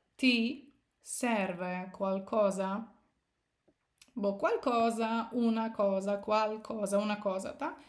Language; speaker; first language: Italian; non-native, fluent; Ukrainian